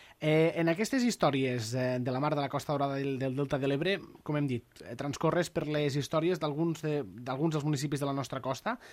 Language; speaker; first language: Catalan; native; Catalan